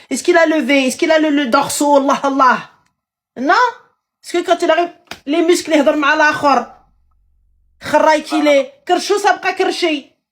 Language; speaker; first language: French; early bilingual, other home language; Arabic